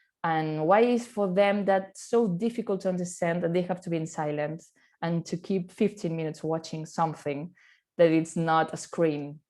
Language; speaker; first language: English; non-native, fluent; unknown